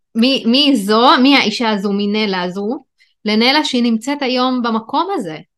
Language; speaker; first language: Hebrew; non-native, local second language; Arabic